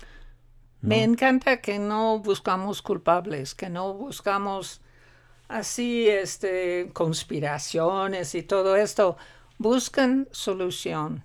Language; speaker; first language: Spanish; non-native, fluent; English